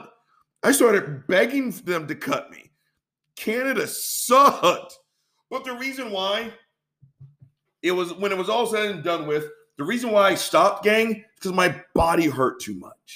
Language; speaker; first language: English; native; English